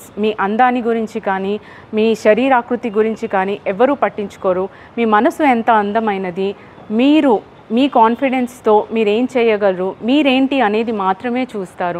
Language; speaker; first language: Telugu; native; Telugu